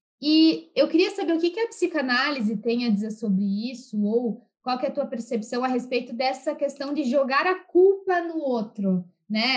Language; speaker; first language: Portuguese; native; Portuguese